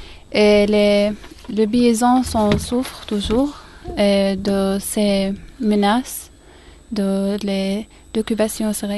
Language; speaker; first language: French; non-native, learner; Arabic